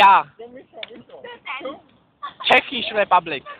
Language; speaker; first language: German; non-native, learner; Czech